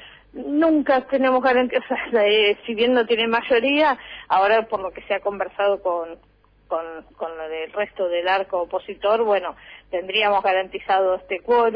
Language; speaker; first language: Spanish; native; Spanish